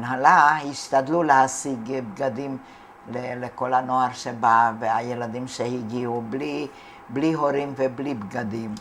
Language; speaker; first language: Hebrew; non-native, fluent; Hungarian